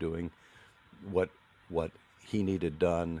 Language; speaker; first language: English; native; English